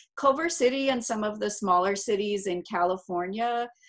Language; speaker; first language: English; native; English